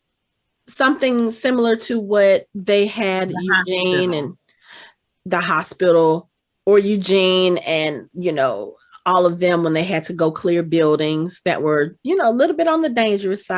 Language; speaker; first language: English; native; English